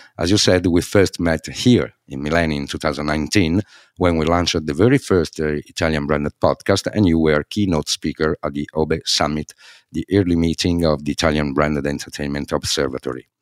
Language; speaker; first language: English; non-native, fluent; Italian